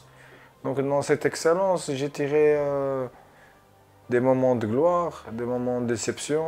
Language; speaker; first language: French; early bilingual, other home language; Arabic